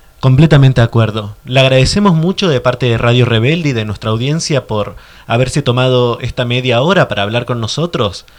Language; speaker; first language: Spanish; native; Spanish